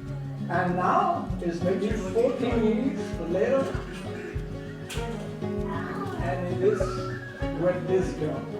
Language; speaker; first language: English; non-native, learner; French